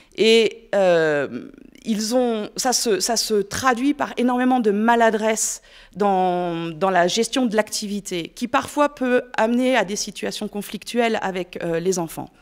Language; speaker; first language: French; native; French